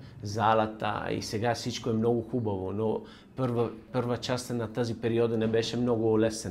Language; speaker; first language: Bulgarian; non-native, learner; Italian